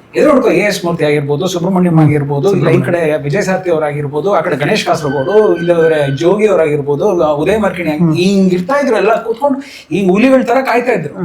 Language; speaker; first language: Kannada; native; Kannada